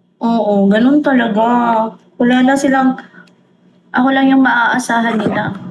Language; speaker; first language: Filipino; non-native, local second language; Cebuano